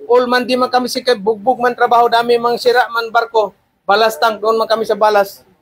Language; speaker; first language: Filipino; non-native, local second language; Cebuano